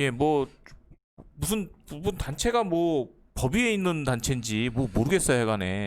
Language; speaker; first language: Korean; native; Korean